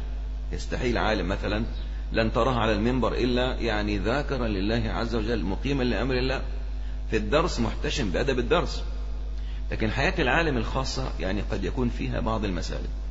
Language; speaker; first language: Arabic; native; Arabic